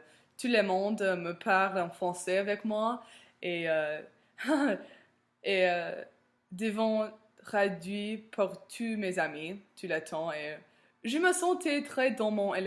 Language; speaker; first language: French; non-native, learner; English